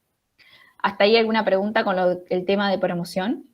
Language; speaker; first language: Spanish; native; Spanish